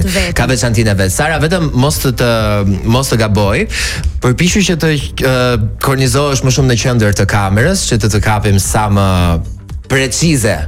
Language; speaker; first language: Albanian; native; Albanian